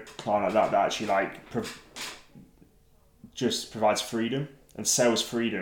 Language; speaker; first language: English; native; English